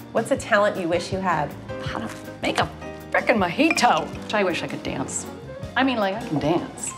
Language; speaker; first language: English; native; English